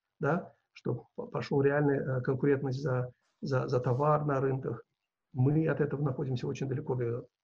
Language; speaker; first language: Russian; non-native, local second language; Uzbek